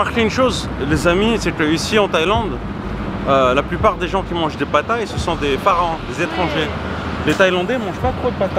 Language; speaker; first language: French; native; French